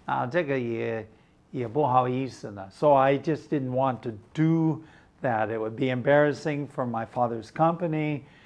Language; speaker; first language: English; native; English